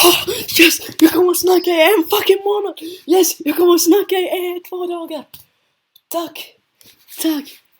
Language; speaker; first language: Swedish; early bilingual, other home language; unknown